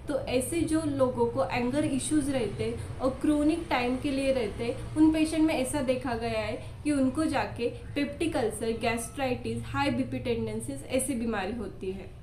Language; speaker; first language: Hindi; non-native, local second language; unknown